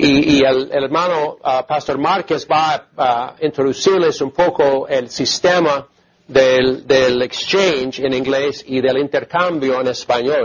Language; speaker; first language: Spanish; non-native, fluent; English